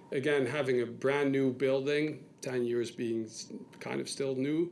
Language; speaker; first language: English; non-native, fluent; Dutch